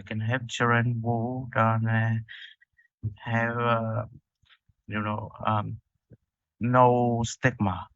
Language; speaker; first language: English; non-native, learner; Vietnamese